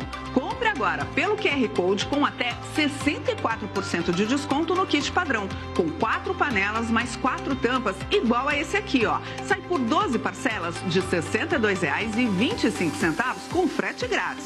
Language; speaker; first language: Portuguese; native; Portuguese